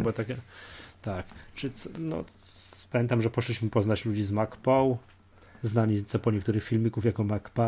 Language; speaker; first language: Polish; native; Polish